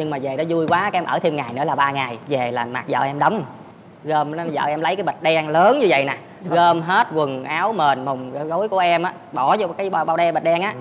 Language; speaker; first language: Vietnamese; native; Vietnamese